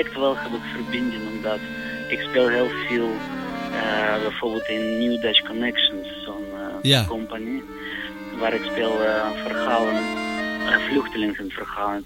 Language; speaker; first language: Dutch; non-native, fluent; Russian